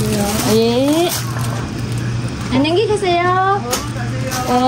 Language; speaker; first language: Korean; non-native, learner; Nepali